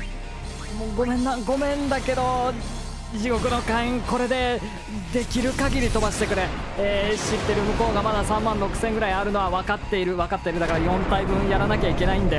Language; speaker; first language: Japanese; native; Japanese